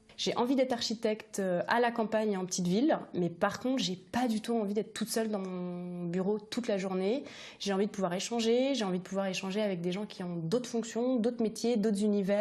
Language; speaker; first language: French; native; French